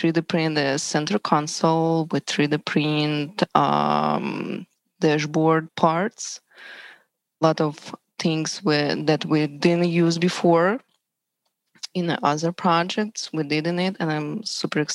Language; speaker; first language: English; non-native, learner; Russian